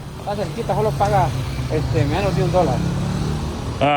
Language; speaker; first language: Spanish; native; Spanish